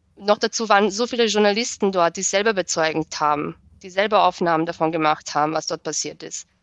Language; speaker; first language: German; early bilingual, other home language; Bosnian